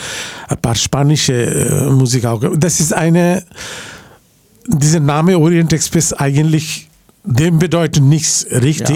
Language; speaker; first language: German; non-native, learner; Bangla